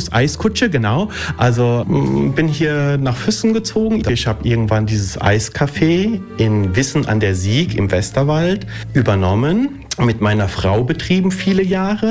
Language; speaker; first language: German; early bilingual, other home language; Italian